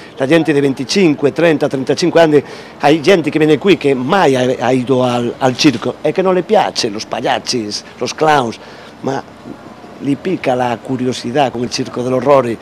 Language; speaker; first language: Italian; non-native, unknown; Spanish